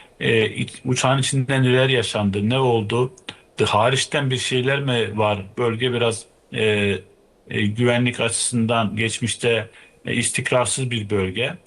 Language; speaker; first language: Turkish; native; Turkish